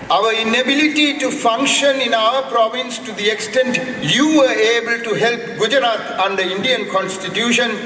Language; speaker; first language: English; non-native, local second language; Tamil